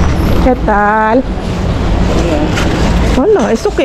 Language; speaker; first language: Spanish; non-native, fluent; Filipino